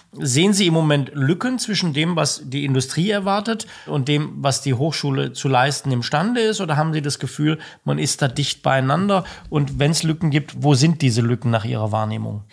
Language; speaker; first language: German; native; German